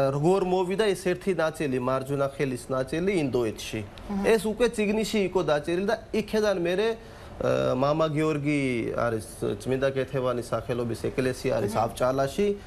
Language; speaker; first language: Georgian; non-native, fluent; Hindi